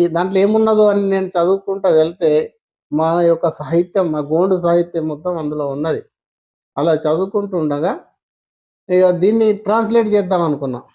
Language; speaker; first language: Telugu; non-native, local second language; Gondi